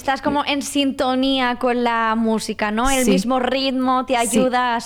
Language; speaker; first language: Spanish; non-native, local second language; Catalan